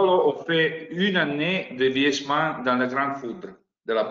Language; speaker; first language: French; non-native, learner; Italian